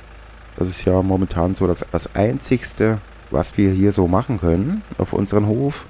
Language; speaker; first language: German; native; German